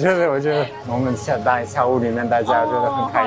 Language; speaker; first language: Chinese; early bilingual, heritage; English